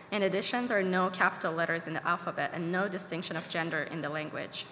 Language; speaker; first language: English; non-native, fluent; Persian